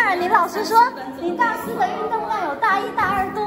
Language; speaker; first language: Chinese; native; Chinese